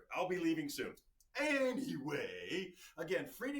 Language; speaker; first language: English; native; English